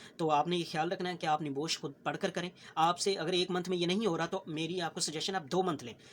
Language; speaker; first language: Urdu; native; Urdu